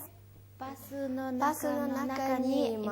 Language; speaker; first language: Japanese; non-native, learner; Mongolian